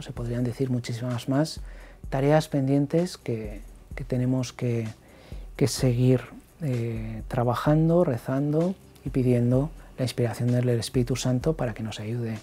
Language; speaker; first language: Spanish; native; Spanish